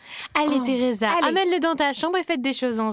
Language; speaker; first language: French; native; French